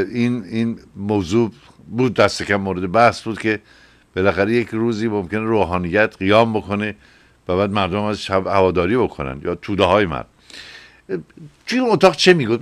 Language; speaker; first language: Persian; native; Persian